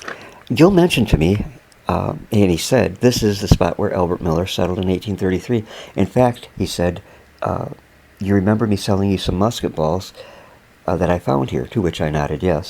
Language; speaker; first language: English; native; English